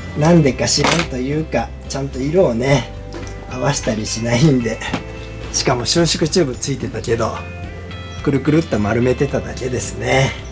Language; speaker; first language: Japanese; native; Japanese